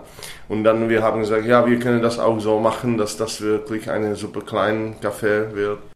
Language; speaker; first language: German; non-native, learner; Czech